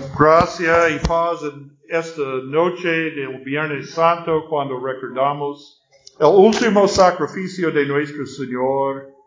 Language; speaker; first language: Spanish; non-native, learner; English